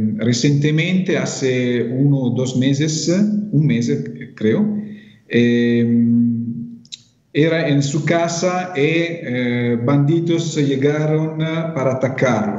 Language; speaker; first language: Spanish; non-native, fluent; Italian